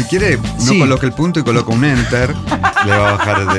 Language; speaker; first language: Spanish; native; Spanish